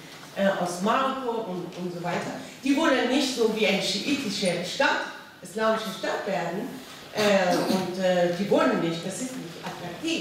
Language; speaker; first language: German; non-native, fluent; Persian